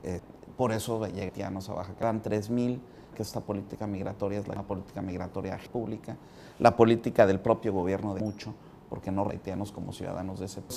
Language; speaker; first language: Spanish; native; Spanish